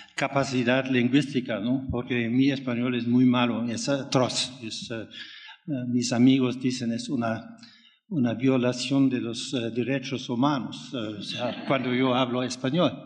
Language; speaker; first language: Spanish; non-native, learner; German